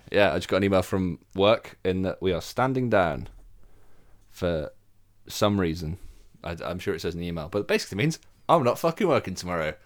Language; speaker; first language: English; native; English